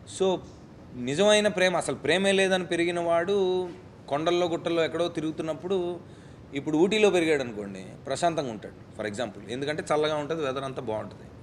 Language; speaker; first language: Telugu; native; Telugu